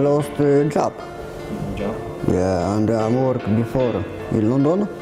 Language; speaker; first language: English; non-native, learner; Polish